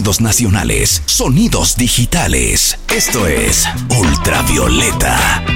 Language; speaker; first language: Spanish; native; Spanish